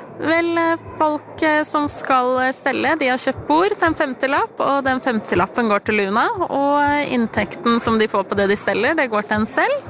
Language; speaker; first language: Norwegian; native; Norwegian